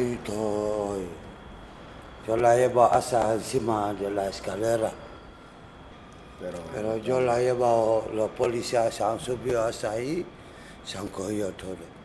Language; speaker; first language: Spanish; non-native, learner; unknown